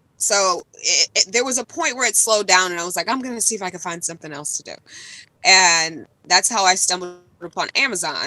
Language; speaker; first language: English; native; English